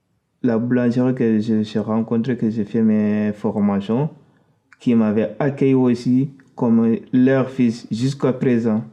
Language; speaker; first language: French; non-native, fluent; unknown